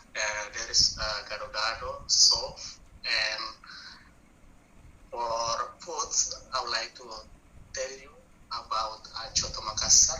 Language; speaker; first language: English; non-native, learner; Indonesian